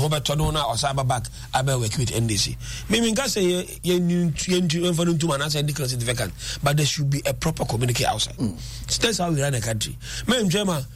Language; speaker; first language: English; non-native, local second language; Akan